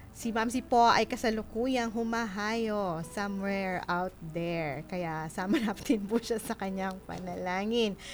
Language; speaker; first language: Filipino; non-native, local second language; Bikol